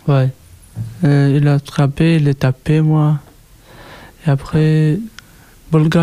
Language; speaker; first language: French; non-native, learner; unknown